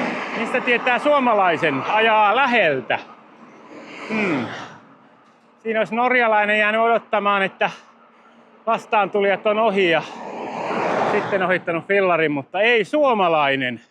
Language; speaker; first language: Finnish; native; Finnish